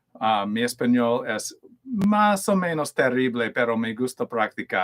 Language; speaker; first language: Spanish; early bilingual, heritage; English